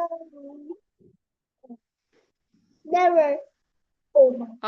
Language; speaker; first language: English; non-native, learner; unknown